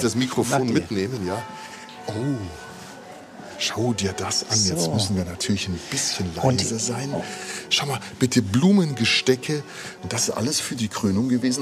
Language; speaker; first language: German; native; German